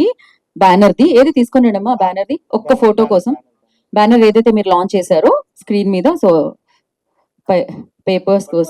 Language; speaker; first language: Telugu; native; Telugu